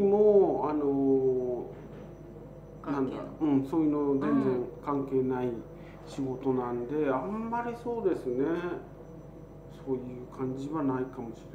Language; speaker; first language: Japanese; native; Japanese